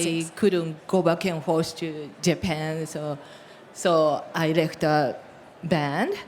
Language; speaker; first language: English; non-native, learner; Japanese